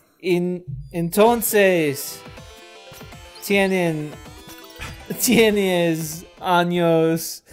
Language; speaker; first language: Spanish; non-native, learner; English